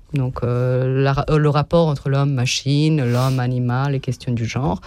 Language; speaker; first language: French; non-native, fluent; Serbian